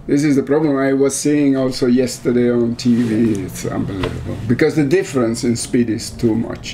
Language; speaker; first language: English; non-native, fluent; Spanish